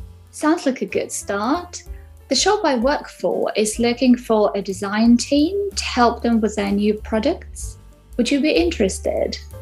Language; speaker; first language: English; non-native, fluent; Ukrainian